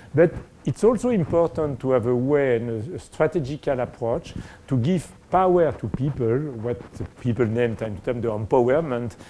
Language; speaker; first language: English; non-native, fluent; French